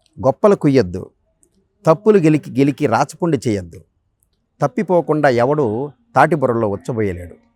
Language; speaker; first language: Telugu; native; Telugu